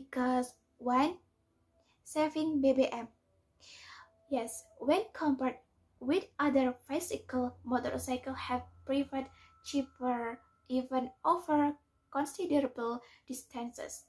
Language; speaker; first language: English; non-native, learner; Indonesian